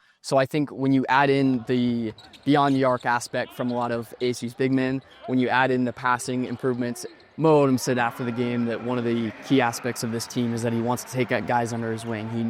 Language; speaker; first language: English; native; English